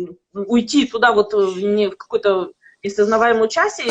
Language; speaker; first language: Russian; native; Russian